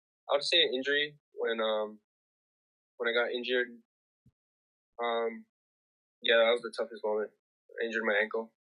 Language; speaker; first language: English; early bilingual, other home language; Spanish